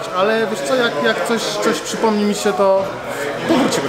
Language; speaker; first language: Polish; native; Polish